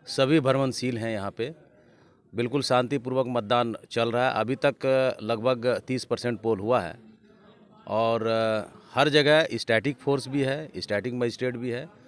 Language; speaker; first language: Hindi; native; Hindi